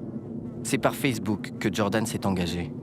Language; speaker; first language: French; native; French